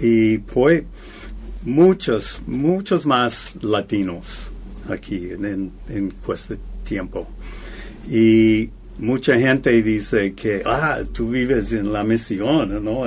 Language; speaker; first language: Spanish; non-native, fluent; English